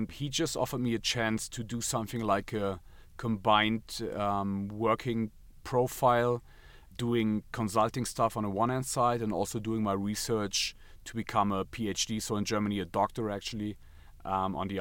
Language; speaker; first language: English; non-native, fluent; German